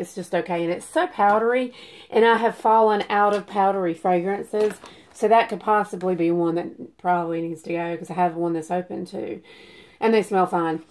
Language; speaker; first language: English; native; English